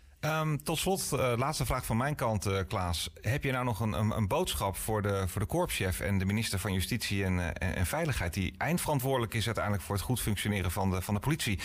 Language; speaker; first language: Dutch; native; Dutch